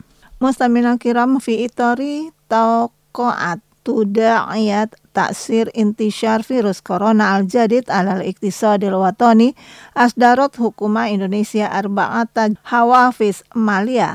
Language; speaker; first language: Arabic; non-native, fluent; Indonesian